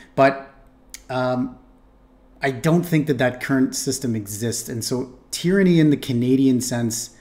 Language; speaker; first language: English; native; English